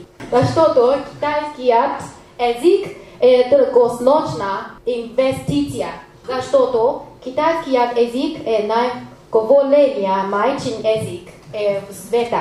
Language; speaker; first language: Bulgarian; non-native, learner; Chinese